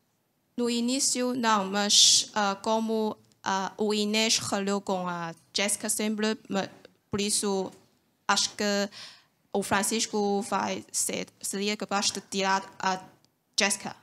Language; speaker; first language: Portuguese; non-native, local second language; Cantonese